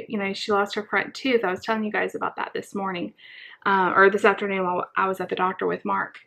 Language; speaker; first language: English; native; English